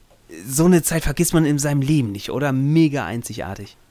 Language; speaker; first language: German; native; German